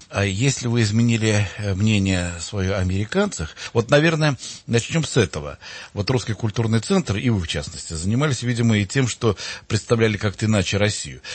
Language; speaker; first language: Russian; native; Russian